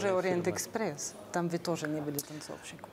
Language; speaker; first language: Russian; non-native, fluent; Slovenian